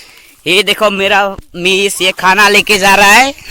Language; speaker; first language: Hindi; non-native, local second language; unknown